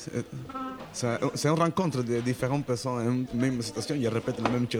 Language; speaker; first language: French; non-native, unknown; Spanish